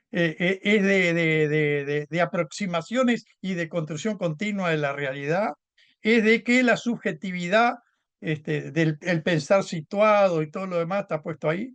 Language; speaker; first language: Spanish; native; Spanish